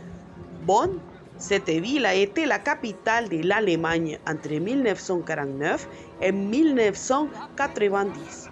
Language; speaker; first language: French; non-native, learner; Spanish